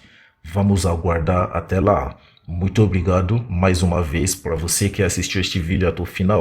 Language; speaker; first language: Portuguese; non-native, fluent; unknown